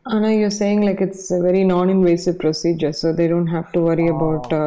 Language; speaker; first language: English; non-native, local second language; Tamil